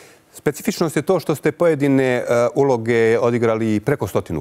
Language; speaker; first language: Bosnian; native; Bosnian